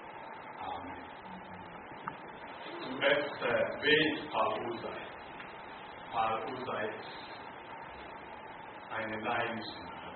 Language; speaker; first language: German; non-native, learner; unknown